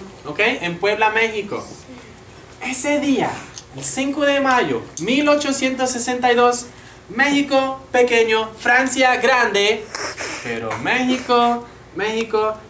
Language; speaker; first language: Spanish; non-native, fluent; English